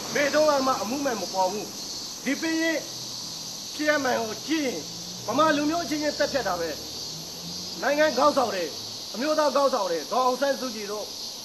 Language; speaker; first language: Burmese; native; Burmese